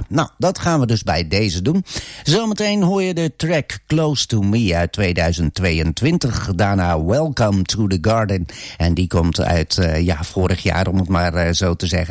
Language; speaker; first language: Dutch; native; Dutch